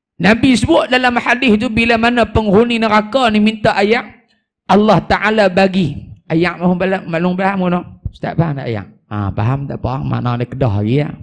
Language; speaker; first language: Malay; native; Malay